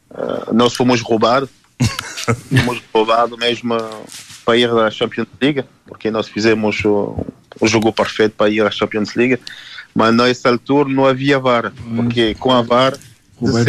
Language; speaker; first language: Portuguese; non-native, learner; French